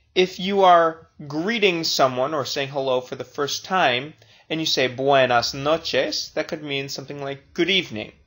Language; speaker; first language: English; native; English